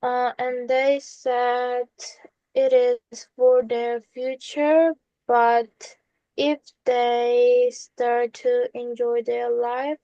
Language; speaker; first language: English; non-native, learner; Korean